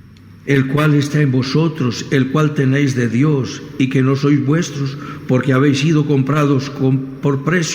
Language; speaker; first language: Spanish; native; Spanish